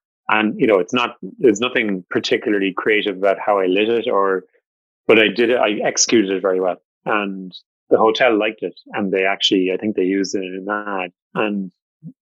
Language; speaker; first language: English; native; English